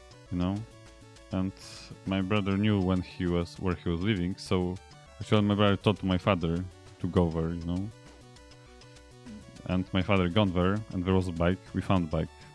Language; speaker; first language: English; non-native, fluent; Polish